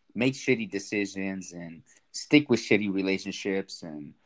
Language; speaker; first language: English; early bilingual, other home language; Spanish